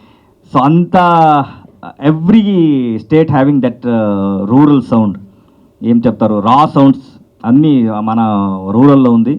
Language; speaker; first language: Telugu; non-native, learner; Kannada